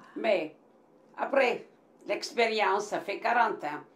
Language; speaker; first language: French; non-native, local second language; Arabic